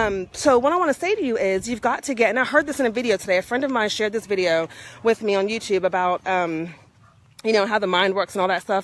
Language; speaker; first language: English; native; English